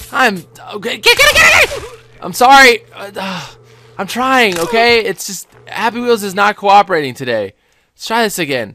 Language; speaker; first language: English; native; English